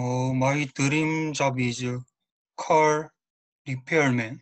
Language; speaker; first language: English; non-native, learner; Korean